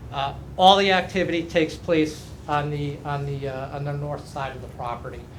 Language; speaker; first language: English; native; English